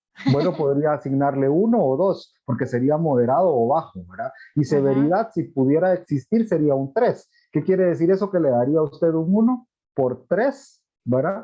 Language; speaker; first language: Spanish; native; Spanish